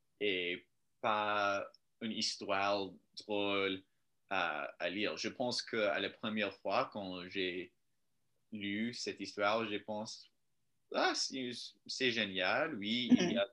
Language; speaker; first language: French; non-native, learner; English